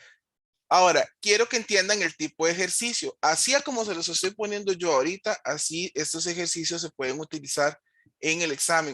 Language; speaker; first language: Spanish; native; Spanish